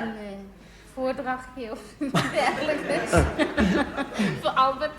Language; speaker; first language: Dutch; native; Dutch